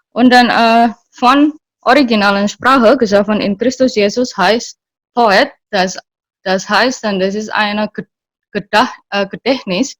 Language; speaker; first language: German; non-native, learner; Indonesian